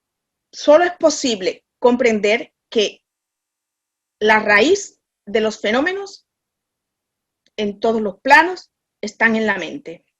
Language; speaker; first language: Spanish; native; Spanish